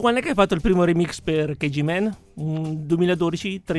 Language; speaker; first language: Italian; native; Italian